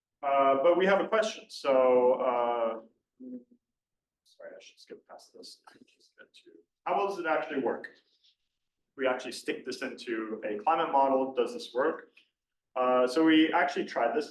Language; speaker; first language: English; native; English